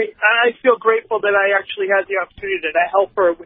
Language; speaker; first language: English; native; English